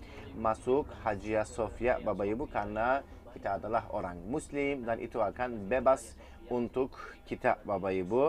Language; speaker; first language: Indonesian; non-native, fluent; Turkish